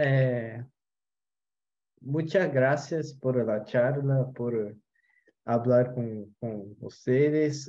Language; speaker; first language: Spanish; non-native, local second language; Portuguese